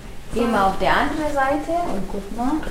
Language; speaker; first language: German; non-native, learner; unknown